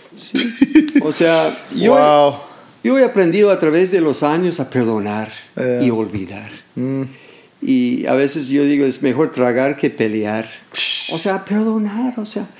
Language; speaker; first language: Spanish; non-native, fluent; English